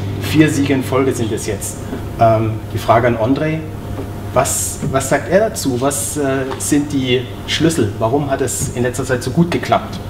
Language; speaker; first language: German; native; German